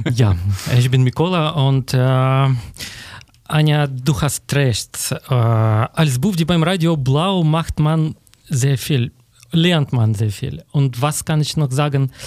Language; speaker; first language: German; non-native, learner; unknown